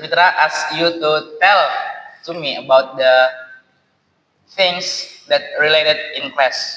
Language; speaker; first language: English; non-native, learner; Indonesian